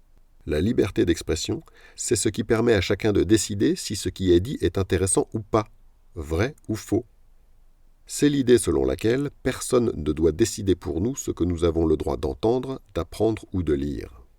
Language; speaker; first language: French; native; French